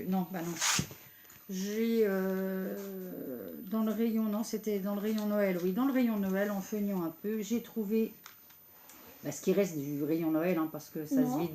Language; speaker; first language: French; native; French